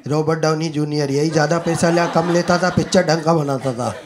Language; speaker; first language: Hindi; native; Hindi